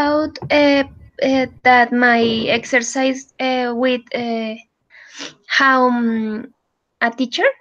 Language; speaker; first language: English; non-native, learner; Spanish